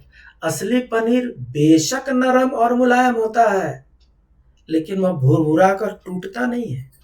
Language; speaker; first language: Hindi; native; Hindi